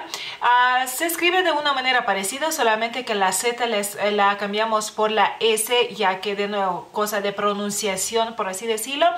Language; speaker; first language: Spanish; non-native, fluent; Lithuanian